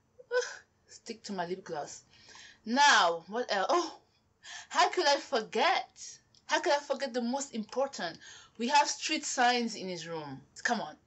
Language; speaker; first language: English; non-native, local second language; French